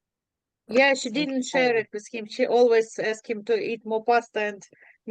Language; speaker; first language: English; non-native, learner; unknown